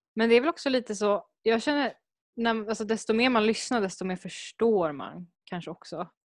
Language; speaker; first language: Swedish; native; Swedish